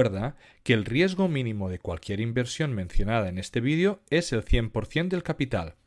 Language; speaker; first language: Spanish; native; Spanish